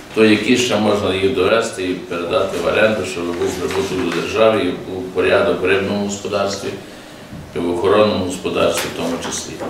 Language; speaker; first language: Ukrainian; native; Ukrainian